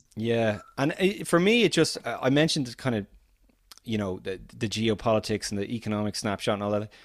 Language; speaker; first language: English; native; English